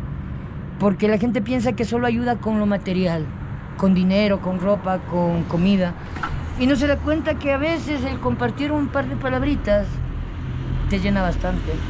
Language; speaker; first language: Spanish; native; Spanish